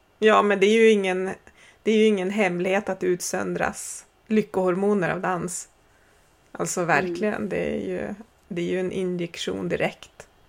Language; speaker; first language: Swedish; native; Swedish